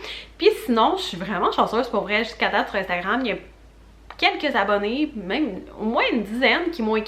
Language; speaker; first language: French; native; French